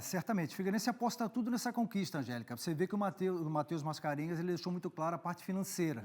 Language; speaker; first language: Portuguese; native; Portuguese